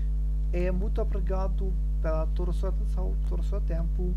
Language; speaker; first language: Portuguese; non-native, learner; German